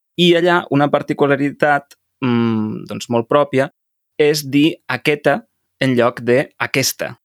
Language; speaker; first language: Catalan; native; Catalan